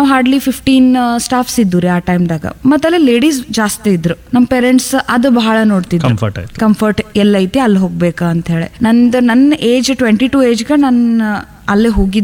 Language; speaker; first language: Kannada; native; Kannada